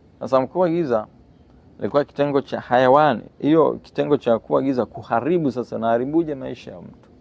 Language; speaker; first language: Swahili; native; Swahili